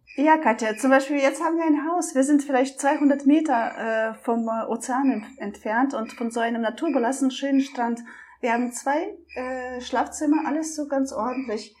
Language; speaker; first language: German; non-native, fluent; Russian